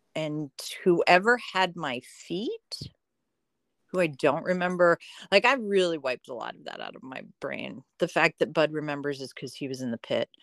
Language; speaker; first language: English; native; English